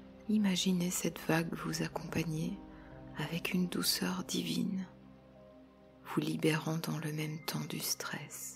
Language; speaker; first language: French; native; French